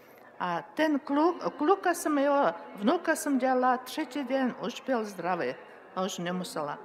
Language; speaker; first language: Czech; non-native, learner; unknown